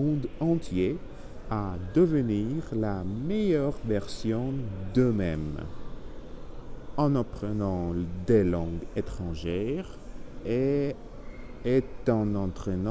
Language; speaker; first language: French; non-native, learner; Spanish